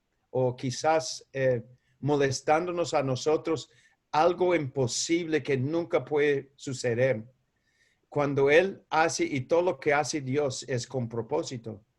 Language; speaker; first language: Spanish; non-native, fluent; English